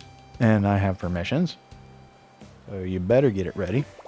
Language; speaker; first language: English; native; English